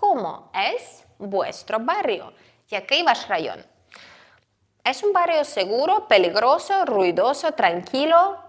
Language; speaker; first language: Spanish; non-native, fluent; Ukrainian